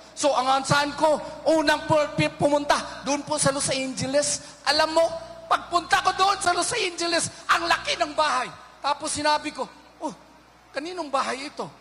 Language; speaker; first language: Filipino; non-native, local second language; Cebuano